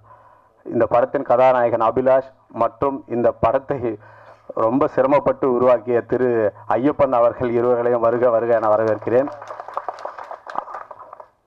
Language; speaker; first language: Tamil; native; Tamil